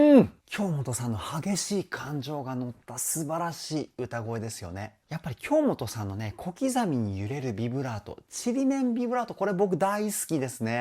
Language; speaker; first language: Japanese; native; Japanese